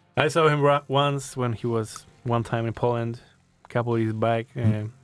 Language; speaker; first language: English; non-native, fluent; Polish